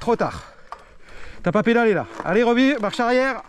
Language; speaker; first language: French; native; French